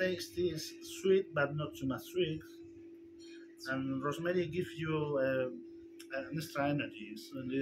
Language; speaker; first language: English; non-native, learner; Spanish